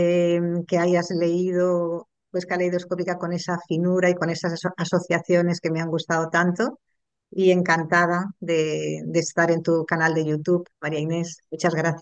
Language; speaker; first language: Spanish; native; Spanish